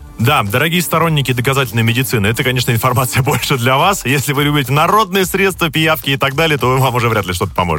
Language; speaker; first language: Russian; native; Russian